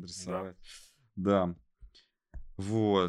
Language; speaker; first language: Russian; native; Russian